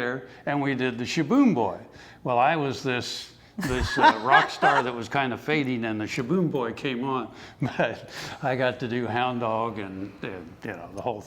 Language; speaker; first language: English; native; English